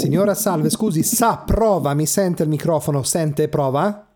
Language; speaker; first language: Italian; native; Italian